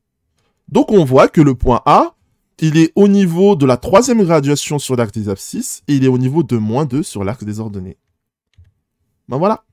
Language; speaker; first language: French; native; French